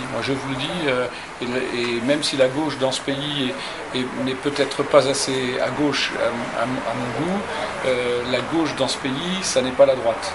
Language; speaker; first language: French; native; French